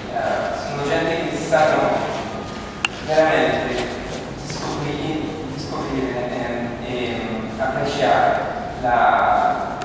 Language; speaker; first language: Italian; non-native, learner; French